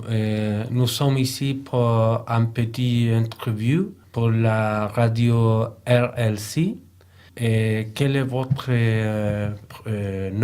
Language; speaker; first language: French; non-native, learner; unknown